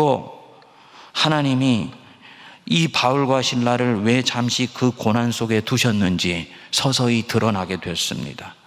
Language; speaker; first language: Korean; native; Korean